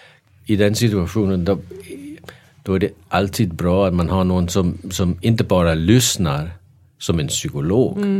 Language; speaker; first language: Swedish; non-native, fluent; Danish